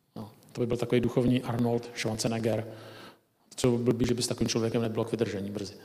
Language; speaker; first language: Czech; native; Czech